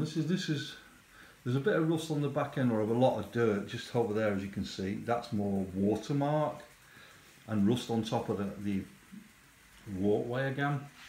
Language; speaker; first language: English; native; English